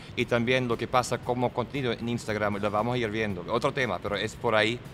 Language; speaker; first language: Spanish; non-native, fluent; German